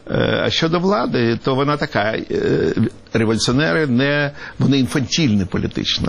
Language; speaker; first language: Ukrainian; non-native, local second language; Russian